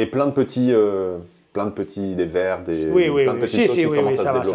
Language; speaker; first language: French; native; French